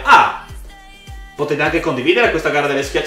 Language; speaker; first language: Italian; native; Italian